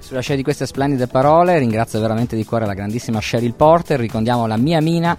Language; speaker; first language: Italian; native; Italian